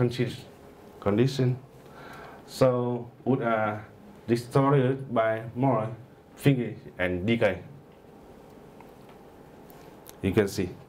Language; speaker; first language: English; non-native, learner; Vietnamese